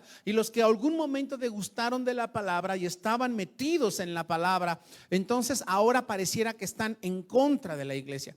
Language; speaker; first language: Spanish; native; Spanish